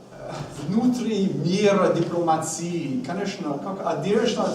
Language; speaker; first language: Russian; non-native, learner; English